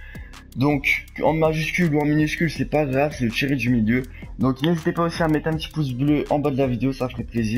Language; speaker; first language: French; native; French